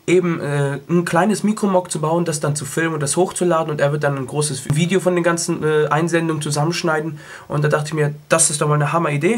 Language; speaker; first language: German; native; German